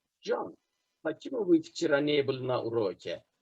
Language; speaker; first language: Russian; non-native, fluent; Turkish